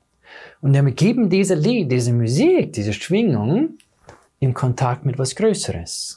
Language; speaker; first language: German; non-native, fluent; English